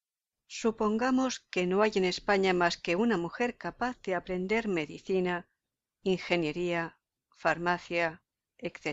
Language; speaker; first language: Spanish; native; Spanish